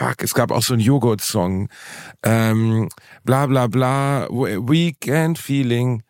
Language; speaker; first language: German; native; German